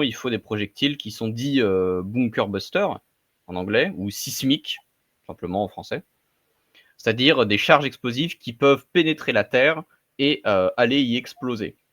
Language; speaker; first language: French; native; French